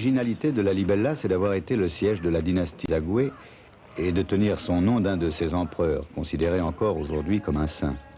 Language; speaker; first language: French; native; French